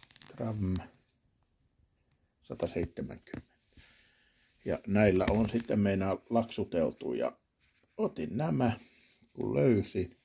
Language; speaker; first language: Finnish; native; Finnish